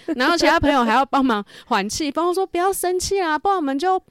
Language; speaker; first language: Chinese; native; Chinese